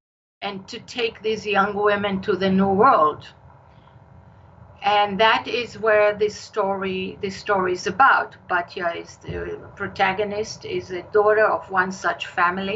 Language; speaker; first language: English; non-native, fluent; Hebrew